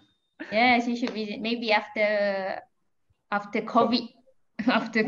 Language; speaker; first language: English; non-native, fluent; Malay